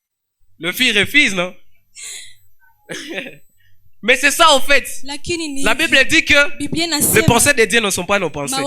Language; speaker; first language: French; non-native, local second language; Swahili